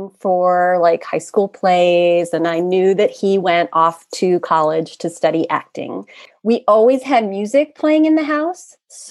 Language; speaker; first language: English; native; English